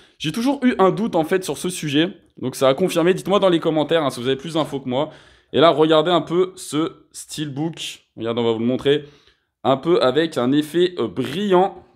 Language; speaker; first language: French; native; French